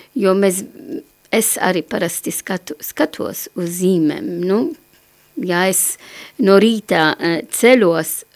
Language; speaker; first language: Latvian; non-native, learner; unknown